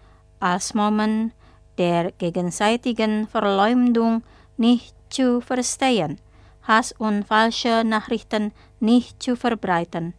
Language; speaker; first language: German; non-native, fluent; Indonesian